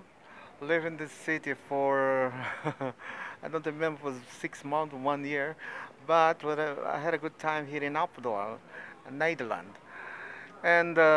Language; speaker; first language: English; non-native, fluent; Portuguese